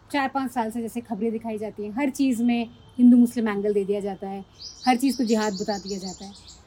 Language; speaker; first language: Hindi; native; Hindi